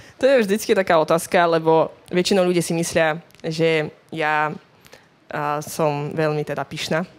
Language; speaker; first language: Slovak; non-native, fluent; Russian